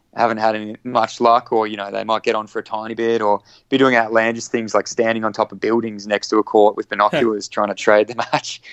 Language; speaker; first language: English; native; English